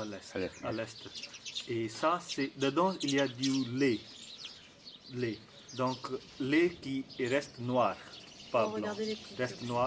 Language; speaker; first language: French; non-native, learner; Hindi